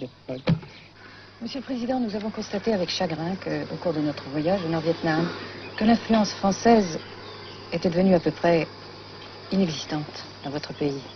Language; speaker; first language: French; native; French